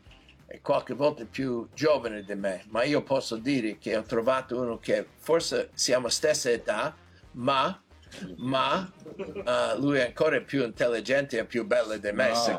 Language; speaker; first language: Italian; non-native, fluent; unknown